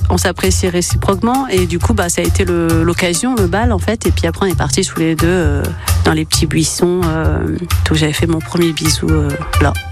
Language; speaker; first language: French; native; French